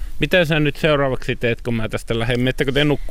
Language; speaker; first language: Finnish; native; Finnish